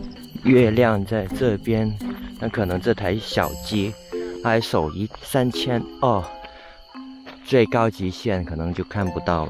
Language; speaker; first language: Chinese; non-native, local second language; Cantonese